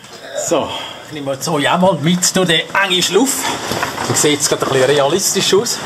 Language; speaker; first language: German; native; German